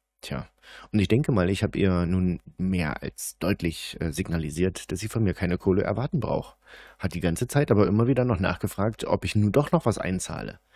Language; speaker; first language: German; native; German